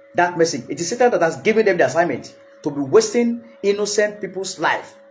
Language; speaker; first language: English; non-native, local second language; Yoruba